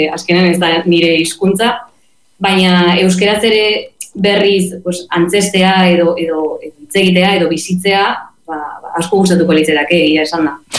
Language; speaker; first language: Basque; non-native, local second language; Spanish